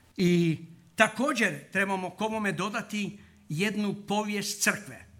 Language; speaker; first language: Croatian; native; Croatian